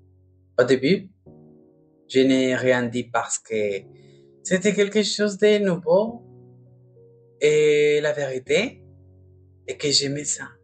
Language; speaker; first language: French; non-native, learner; Spanish